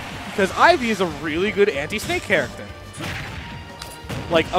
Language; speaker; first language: English; native; English